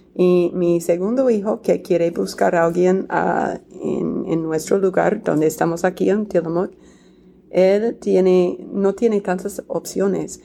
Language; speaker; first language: Spanish; non-native, fluent; English